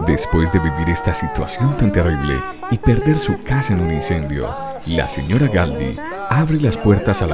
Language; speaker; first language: Spanish; native; Spanish